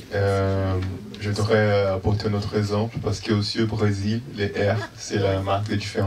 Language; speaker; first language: French; non-native, fluent; Portuguese